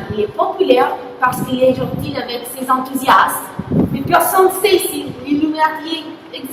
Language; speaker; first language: French; non-native, learner; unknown